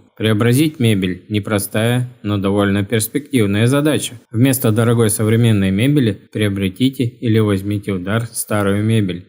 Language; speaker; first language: Russian; native; Russian